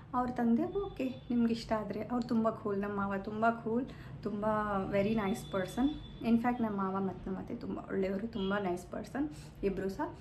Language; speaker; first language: Kannada; native; Kannada